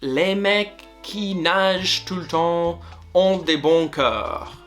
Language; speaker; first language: French; non-native, fluent; English